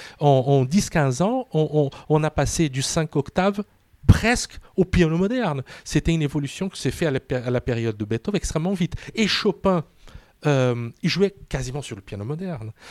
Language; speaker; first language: French; non-native, fluent; Portuguese